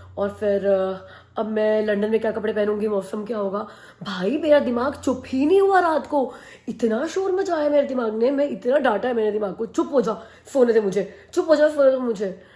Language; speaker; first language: Hindi; native; Hindi